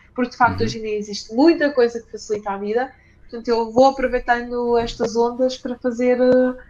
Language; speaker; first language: Portuguese; early bilingual, other home language; Ukrainian